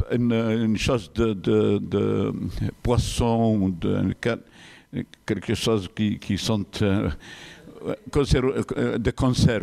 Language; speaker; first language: French; non-native, fluent; Arabic